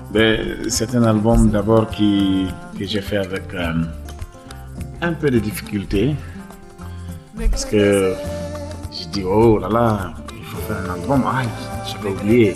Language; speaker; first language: French; non-native, local second language; Bambara